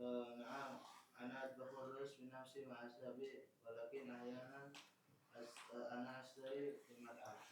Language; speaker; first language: Arabic; non-native, learner; Indonesian